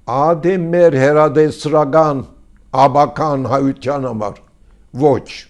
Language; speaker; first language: Armenian; early bilingual, heritage; Armenian